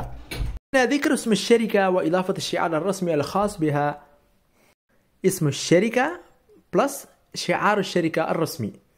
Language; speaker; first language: Arabic; non-native, fluent; Malayalam